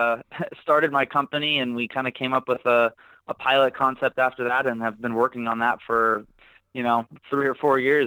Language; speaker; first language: English; native; English